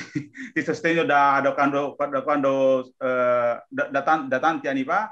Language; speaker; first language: Italian; non-native, learner; Indonesian